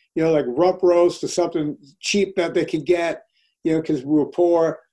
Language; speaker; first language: English; early bilingual, other home language; Italian